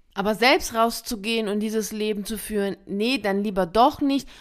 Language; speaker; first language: German; early bilingual, other home language; Persian